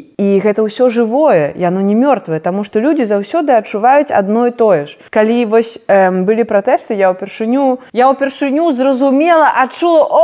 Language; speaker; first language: Belarusian; non-native, local second language; Russian